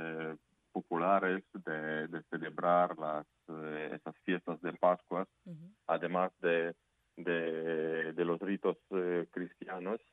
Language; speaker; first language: Spanish; non-native, fluent; Ukrainian